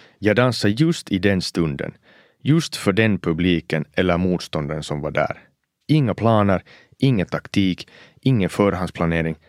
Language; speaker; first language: Swedish; native; Swedish